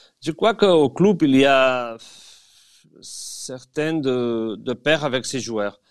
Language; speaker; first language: French; non-native, fluent; Spanish